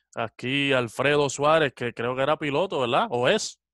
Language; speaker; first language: Spanish; native; Spanish